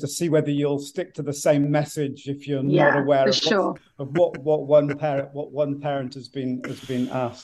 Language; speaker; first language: English; native; English